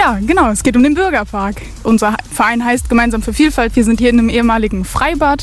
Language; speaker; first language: German; native; German